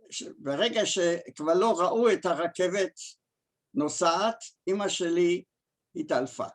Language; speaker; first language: Hebrew; early bilingual, other home language; German